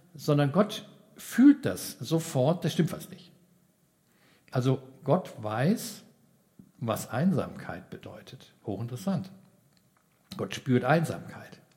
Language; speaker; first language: German; native; German